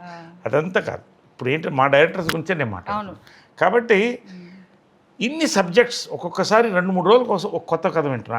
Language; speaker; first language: Telugu; native; Telugu